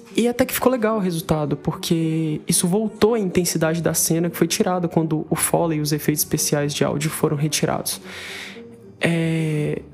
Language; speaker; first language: Portuguese; native; Portuguese